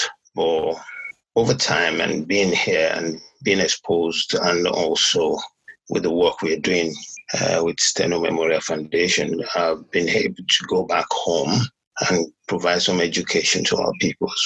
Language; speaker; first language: English; non-native, local second language; Yoruba